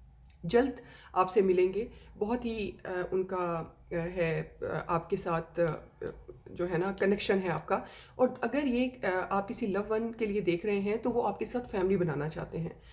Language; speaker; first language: Hindi; native; Hindi